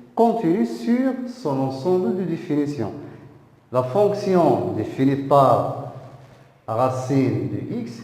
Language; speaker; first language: French; non-native, local second language; Arabic